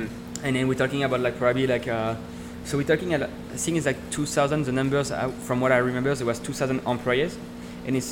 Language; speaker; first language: English; non-native, learner; French